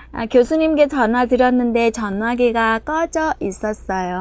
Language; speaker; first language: Korean; non-native, fluent; Vietnamese